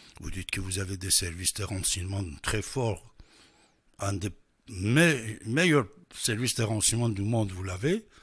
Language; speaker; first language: French; non-native, fluent; Persian